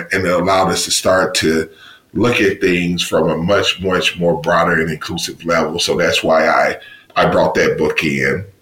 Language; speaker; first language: English; native; English